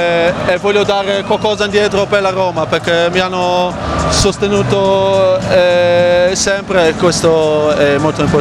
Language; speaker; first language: Italian; non-native, fluent; Dutch